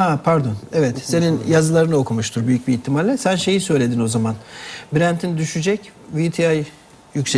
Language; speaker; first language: Turkish; native; Turkish